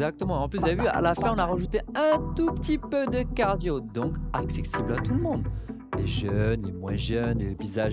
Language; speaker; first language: French; native; French